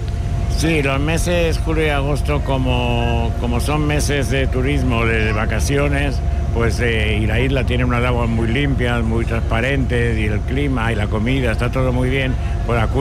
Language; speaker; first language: Spanish; native; Spanish